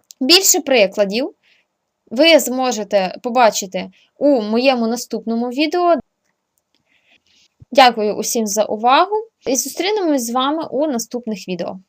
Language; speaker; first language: Ukrainian; native; Ukrainian